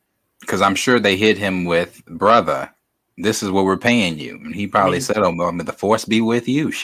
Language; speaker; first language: English; native; English